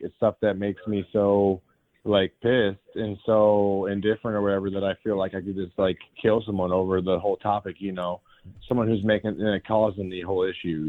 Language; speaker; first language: English; native; English